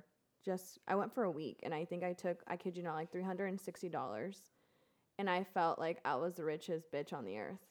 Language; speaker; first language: English; early bilingual, other home language; Spanish